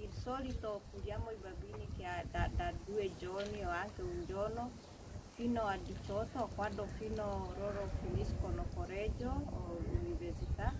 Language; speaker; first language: Italian; non-native, fluent; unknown